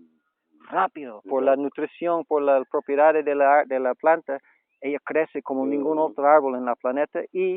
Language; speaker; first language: Spanish; non-native, learner; English